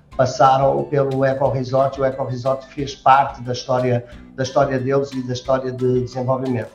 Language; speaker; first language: Portuguese; native; Portuguese